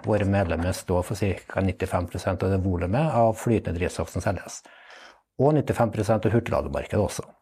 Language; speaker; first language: Norwegian; native; Norwegian